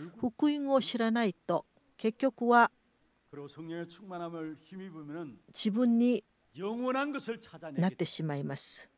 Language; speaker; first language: Japanese; non-native, fluent; Korean